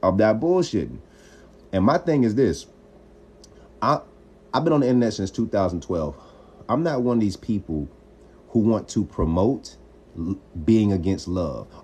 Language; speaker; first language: English; native; English